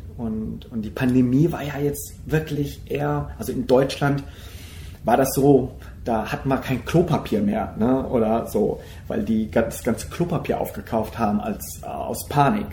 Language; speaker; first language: German; early bilingual, other home language; Korean